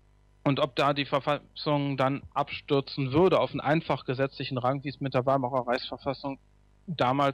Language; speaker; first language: German; native; German